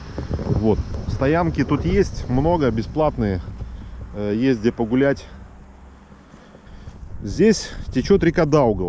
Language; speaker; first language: Russian; native; Russian